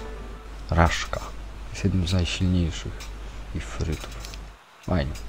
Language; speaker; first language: Polish; native; Polish